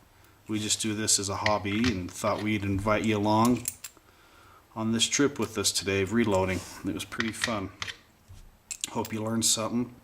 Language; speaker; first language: English; native; English